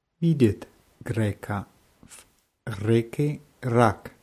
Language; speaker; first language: Russian; non-native, learner; German